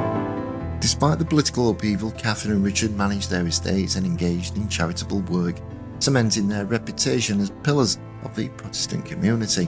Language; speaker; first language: English; native; English